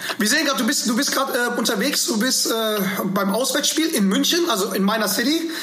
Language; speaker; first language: German; native; German